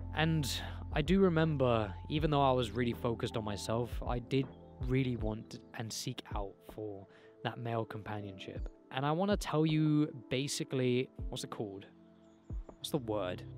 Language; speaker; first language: English; native; English